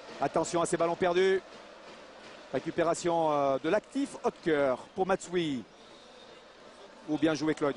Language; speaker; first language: French; native; French